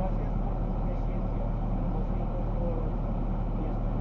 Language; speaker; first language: Spanish; non-native, learner; English